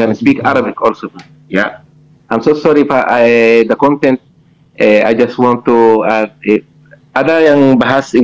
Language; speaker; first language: English; non-native, learner; Arabic